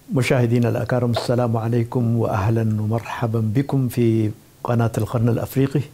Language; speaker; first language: Arabic; non-native, fluent; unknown